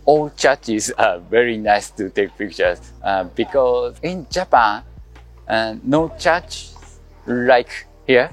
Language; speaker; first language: English; non-native, learner; Japanese